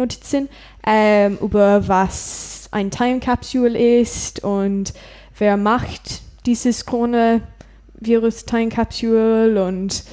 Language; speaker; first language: German; non-native, learner; English